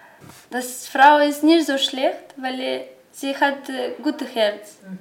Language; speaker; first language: German; non-native, learner; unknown